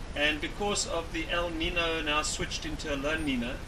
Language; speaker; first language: English; native; English